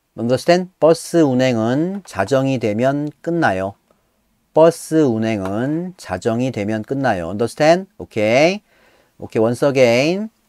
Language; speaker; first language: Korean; native; Korean